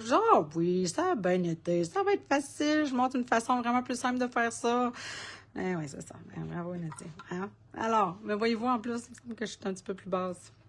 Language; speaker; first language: French; native; French